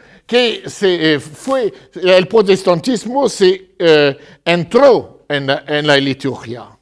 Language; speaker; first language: Spanish; non-native, fluent; French